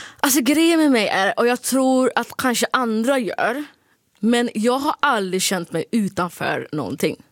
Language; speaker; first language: Swedish; early bilingual, other home language; Turkish